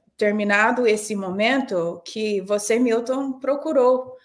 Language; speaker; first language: Portuguese; non-native, fluent; English